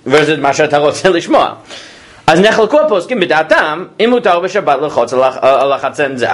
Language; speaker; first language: Hebrew; non-native, fluent; English